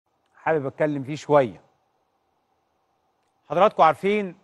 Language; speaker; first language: Arabic; native; Arabic